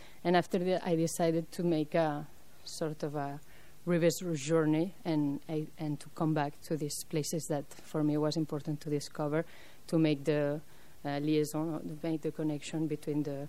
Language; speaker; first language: English; non-native, fluent; French